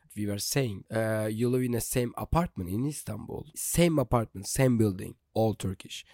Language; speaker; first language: English; non-native, fluent; Turkish